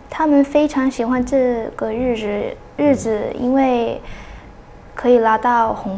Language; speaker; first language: Chinese; early bilingual, heritage; Chinese